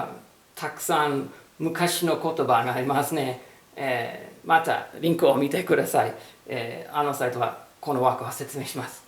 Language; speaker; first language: Japanese; non-native, learner; English